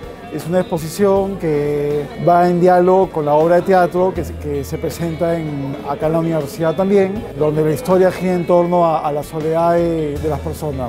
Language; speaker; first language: Spanish; native; Spanish